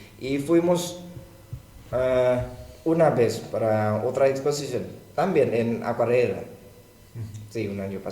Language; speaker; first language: Spanish; non-native, learner; Thai